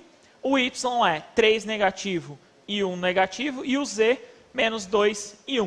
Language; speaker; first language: Portuguese; native; Portuguese